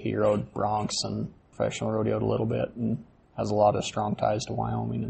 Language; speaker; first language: English; native; English